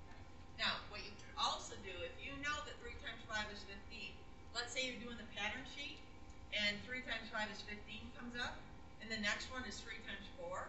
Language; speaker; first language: English; native; English